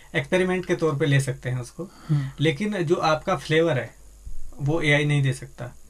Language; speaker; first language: Hindi; native; Hindi